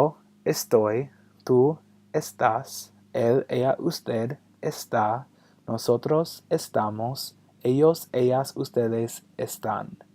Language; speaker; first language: Spanish; non-native, fluent; English